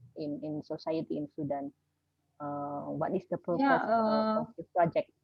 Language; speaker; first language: English; non-native, learner; Indonesian